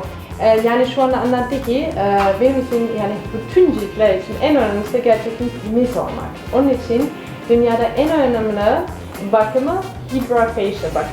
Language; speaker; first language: Turkish; early bilingual, heritage; Turkish